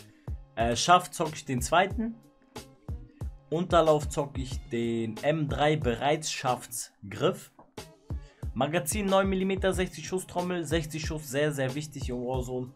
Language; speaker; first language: German; native; German